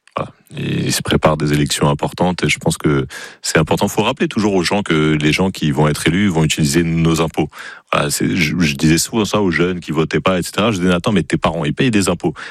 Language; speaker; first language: French; native; French